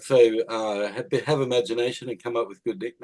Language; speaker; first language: English; native; English